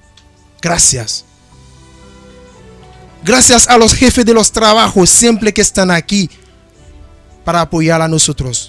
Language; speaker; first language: Spanish; non-native, learner; Haitian Creole